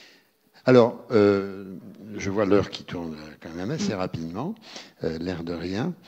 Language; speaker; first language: French; native; French